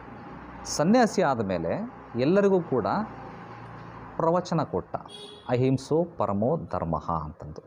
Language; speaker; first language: Kannada; native; Kannada